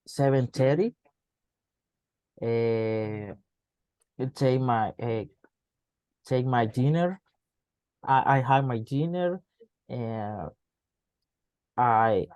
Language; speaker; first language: English; non-native, learner; Spanish